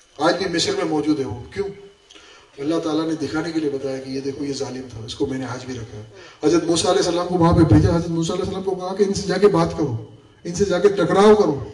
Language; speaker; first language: Urdu; non-native, local second language; Memoni